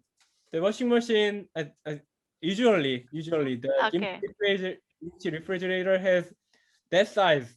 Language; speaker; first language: English; non-native, fluent; Korean